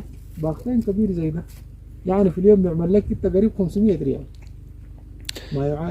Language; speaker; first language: Arabic; native; Arabic